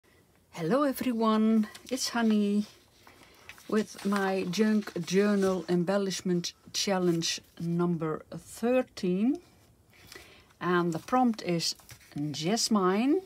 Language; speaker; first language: English; non-native, fluent; Dutch